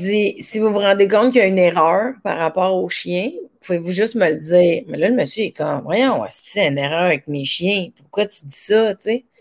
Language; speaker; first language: French; native; French